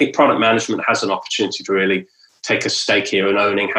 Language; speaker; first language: English; native; English